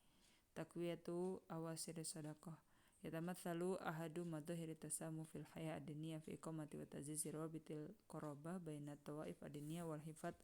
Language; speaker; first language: Arabic; non-native, fluent; Indonesian